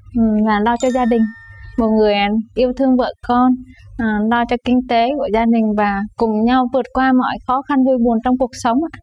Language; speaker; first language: Vietnamese; native; Vietnamese